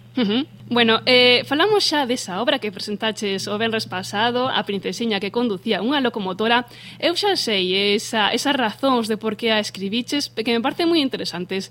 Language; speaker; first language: Galician; native; Galician